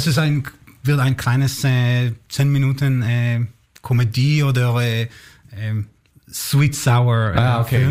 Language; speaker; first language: German; non-native, learner; Hebrew